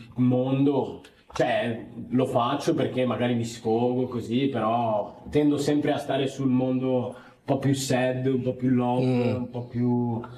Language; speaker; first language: Italian; native; Italian